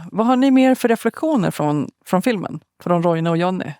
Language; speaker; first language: Swedish; native; Swedish